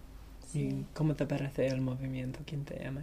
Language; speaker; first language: Spanish; non-native, learner; English